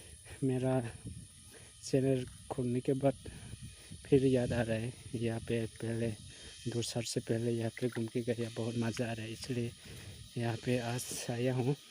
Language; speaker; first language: Hindi; non-native, local second language; Kok Borok